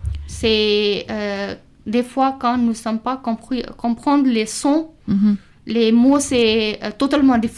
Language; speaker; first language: French; non-native, learner; Urdu